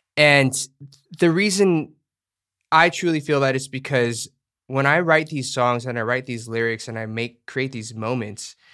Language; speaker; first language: English; native; English